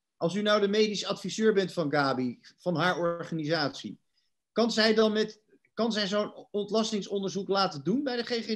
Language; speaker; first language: Dutch; native; Dutch